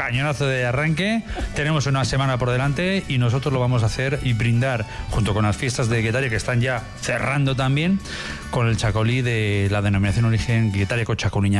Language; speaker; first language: Spanish; native; Spanish